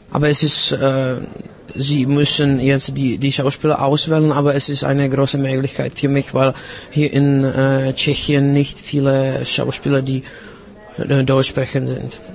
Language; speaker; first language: German; non-native, learner; Czech